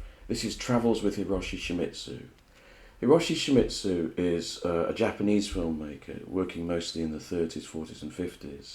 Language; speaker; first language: English; native; English